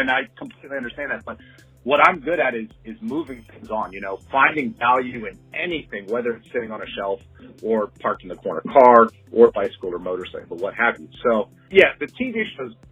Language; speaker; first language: English; native; English